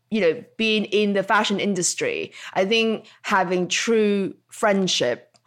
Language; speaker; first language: English; non-native, local second language; Cantonese